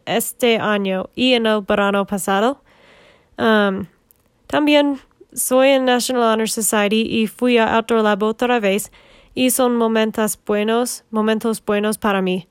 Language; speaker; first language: Spanish; non-native, learner; English